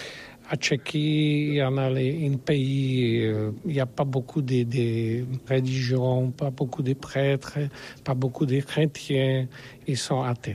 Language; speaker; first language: French; non-native, learner; Polish